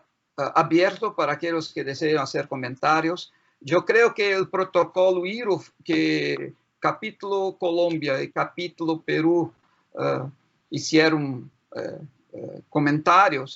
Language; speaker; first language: Spanish; non-native, fluent; Portuguese